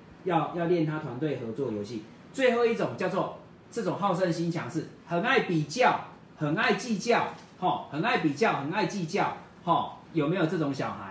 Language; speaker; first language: Chinese; native; Chinese